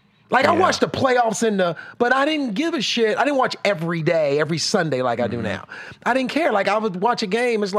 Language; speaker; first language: English; native; English